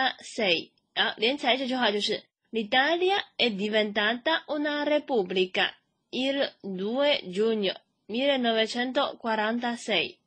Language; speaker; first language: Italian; non-native, fluent; Chinese